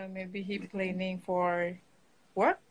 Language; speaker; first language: English; non-native, learner; Indonesian